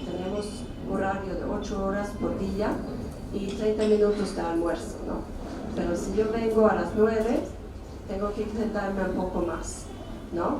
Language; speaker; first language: Spanish; non-native, fluent; Swedish